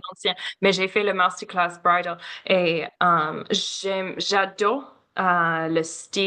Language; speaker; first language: French; non-native, learner; English